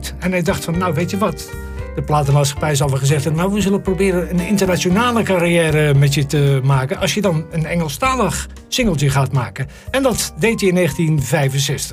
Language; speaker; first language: Dutch; native; Dutch